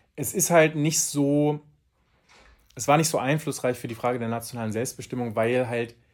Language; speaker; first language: German; native; German